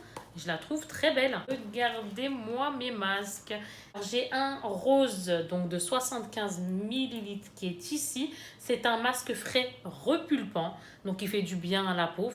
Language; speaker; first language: French; native; French